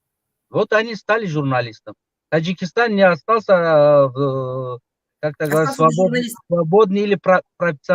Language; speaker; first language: Russian; non-native, local second language; Tajik